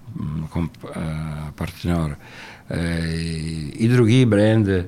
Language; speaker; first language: Russian; non-native, learner; Italian